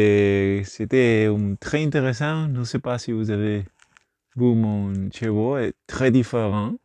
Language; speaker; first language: French; non-native, learner; Spanish